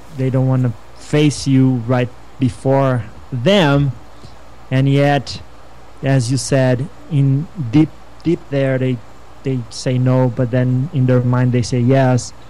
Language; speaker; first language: English; non-native, fluent; Portuguese